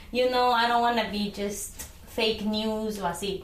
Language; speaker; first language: English; early bilingual, other home language; Spanish